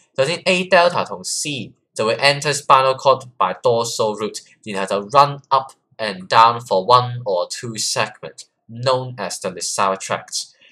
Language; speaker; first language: English; non-native, local second language; Cantonese